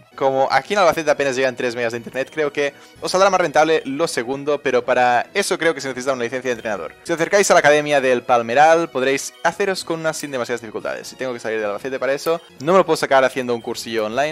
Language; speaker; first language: Spanish; native; Spanish